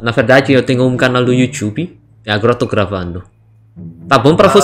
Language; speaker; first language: Portuguese; non-native, learner; Indonesian